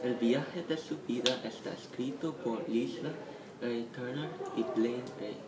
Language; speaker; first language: Spanish; non-native, learner; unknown